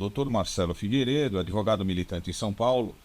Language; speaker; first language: Portuguese; native; Portuguese